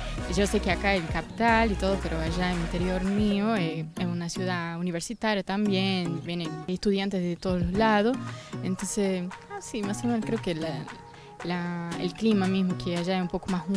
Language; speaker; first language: Spanish; non-native, fluent; Portuguese